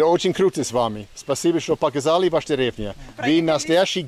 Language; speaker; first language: Russian; non-native, learner; English